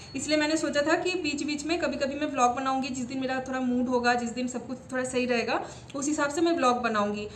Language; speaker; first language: Hindi; non-native, local second language; Bangla